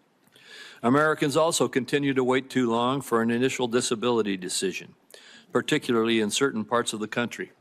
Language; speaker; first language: English; native; English